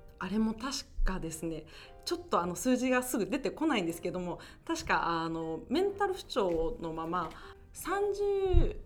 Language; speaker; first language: Japanese; native; Japanese